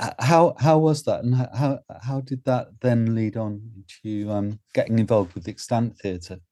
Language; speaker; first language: English; native; English